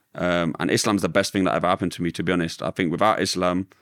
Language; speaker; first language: English; native; English